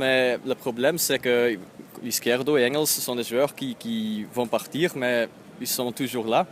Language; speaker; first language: French; non-native, local second language; Dutch